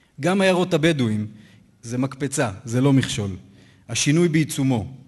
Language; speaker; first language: Hebrew; native; Hebrew